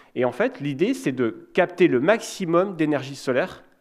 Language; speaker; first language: French; native; French